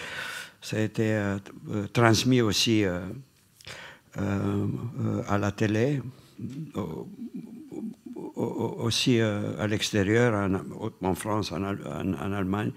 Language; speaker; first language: French; non-native, fluent; Romanian